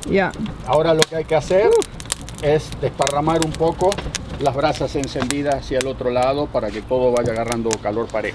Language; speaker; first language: Spanish; native; Spanish